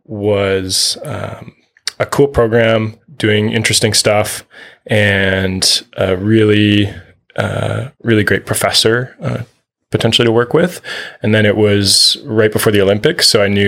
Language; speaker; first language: English; native; English